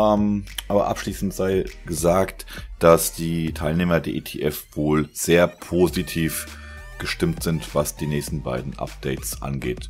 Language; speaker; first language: German; native; German